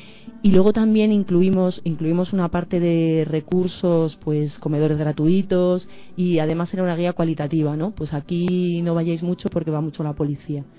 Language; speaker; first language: Spanish; native; Spanish